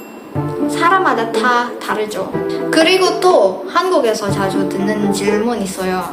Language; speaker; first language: Korean; non-native, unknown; Indonesian